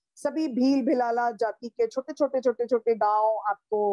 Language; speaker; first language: Hindi; native; Hindi